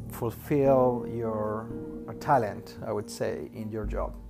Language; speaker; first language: English; non-native, fluent; Spanish